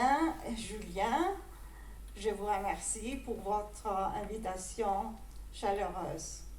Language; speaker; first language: French; non-native, fluent; Greek